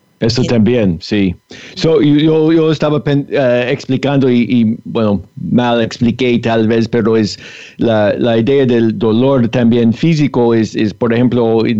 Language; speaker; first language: Spanish; non-native, fluent; English